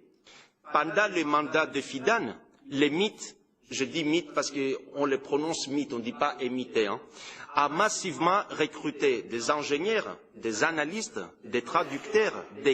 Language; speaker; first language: French; non-native, fluent; Greek